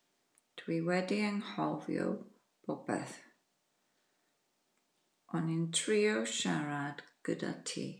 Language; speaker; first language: Welsh; non-native, learner; English